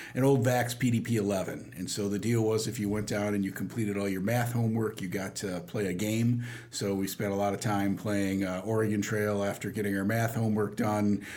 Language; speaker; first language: English; native; English